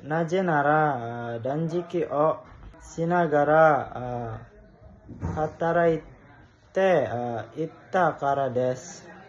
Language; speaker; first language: Japanese; non-native, learner; Indonesian